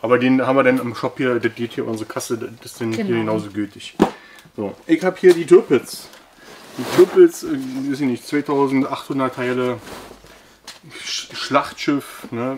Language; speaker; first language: German; native; German